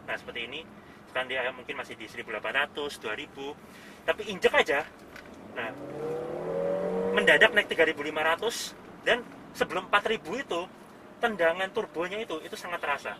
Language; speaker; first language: Indonesian; native; Indonesian